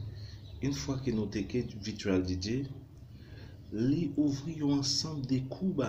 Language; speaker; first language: French; non-native, learner; Haitian Creole